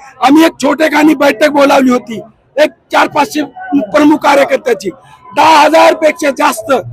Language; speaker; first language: Marathi; non-native, local second language; Lambadi